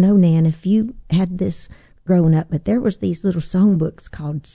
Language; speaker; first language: English; native; English